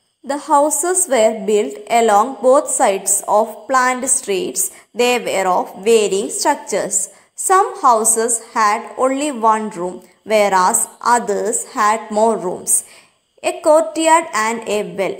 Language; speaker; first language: English; non-native, local second language; Malayalam